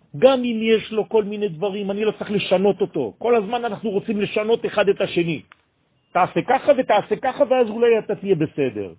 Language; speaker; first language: Hebrew; non-native, fluent; French